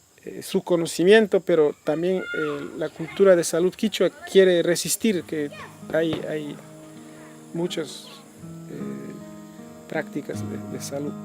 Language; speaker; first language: Spanish; non-native, local second language; Quechua